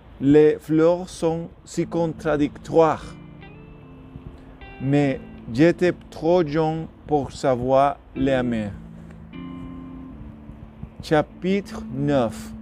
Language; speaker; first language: French; non-native, learner; Spanish